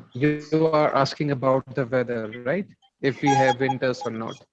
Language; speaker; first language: English; non-native, local second language; Hindi